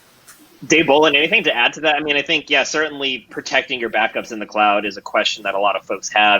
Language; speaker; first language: English; native; English